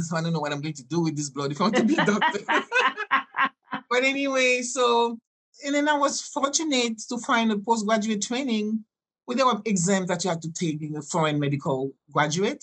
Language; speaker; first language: English; non-native, fluent; French